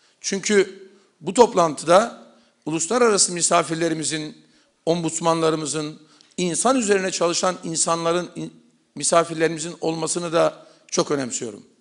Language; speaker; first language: Turkish; native; Turkish